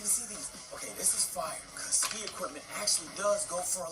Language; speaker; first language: English; native; English